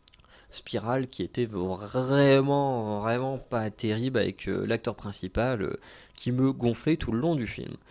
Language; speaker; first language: French; native; French